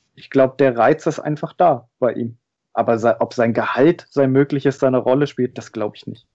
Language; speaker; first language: German; native; German